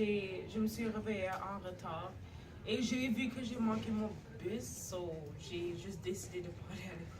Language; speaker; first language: French; non-native, fluent; English